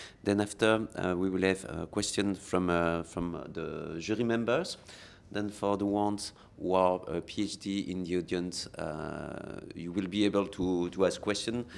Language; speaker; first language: English; non-native, fluent; French